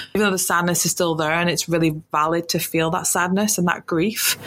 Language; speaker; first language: English; native; English